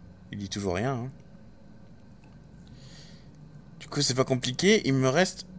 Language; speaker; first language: French; native; French